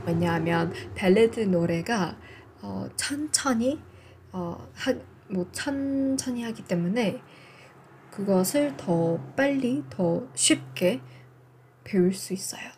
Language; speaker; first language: Korean; non-native, fluent; English